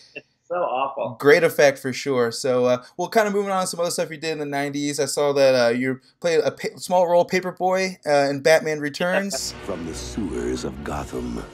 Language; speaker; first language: English; native; English